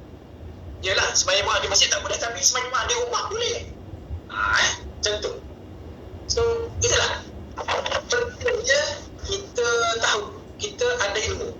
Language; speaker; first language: Malay; native; Malay